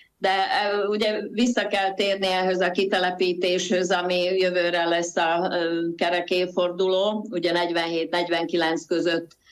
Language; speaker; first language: Hungarian; native; Hungarian